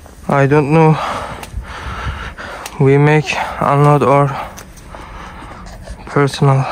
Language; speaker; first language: English; non-native, learner; Turkish